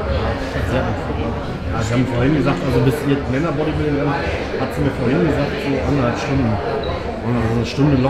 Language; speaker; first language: German; native; German